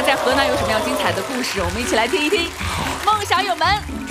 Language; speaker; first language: Chinese; native; Chinese